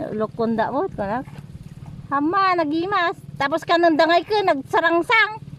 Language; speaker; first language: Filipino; non-native, local second language; Iloko